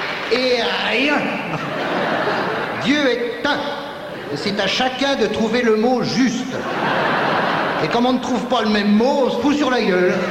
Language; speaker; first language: French; native; French